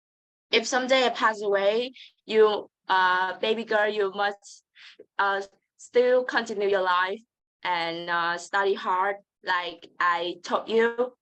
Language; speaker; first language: English; non-native, learner; Vietnamese